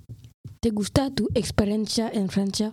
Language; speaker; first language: Spanish; non-native, learner; French